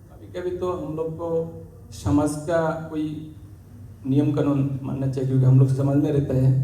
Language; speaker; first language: Hindi; non-native, local second language; Bangla